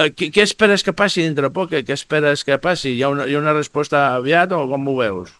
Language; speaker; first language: Catalan; non-native, fluent; Spanish